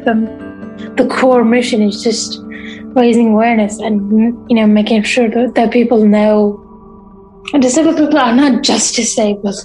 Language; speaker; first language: English; non-native, fluent; Arabic